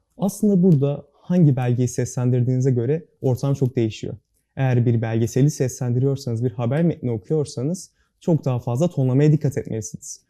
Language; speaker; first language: Turkish; native; Turkish